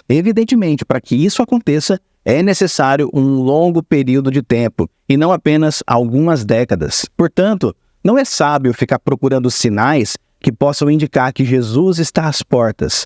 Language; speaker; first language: Portuguese; native; Portuguese